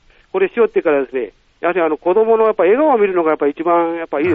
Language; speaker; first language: Japanese; native; Japanese